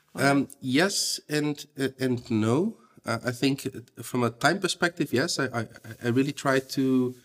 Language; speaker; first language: English; non-native, fluent; Portuguese